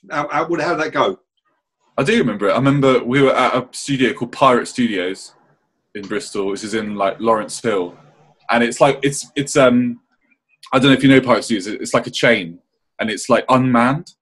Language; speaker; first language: English; native; English